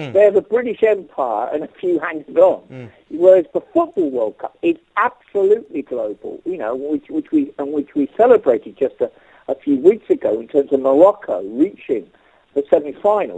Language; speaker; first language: English; native; English